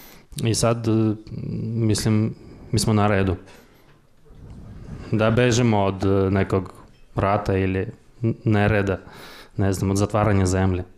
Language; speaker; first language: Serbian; non-native, fluent; Russian